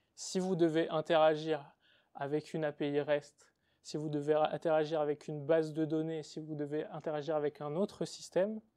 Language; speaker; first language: French; native; French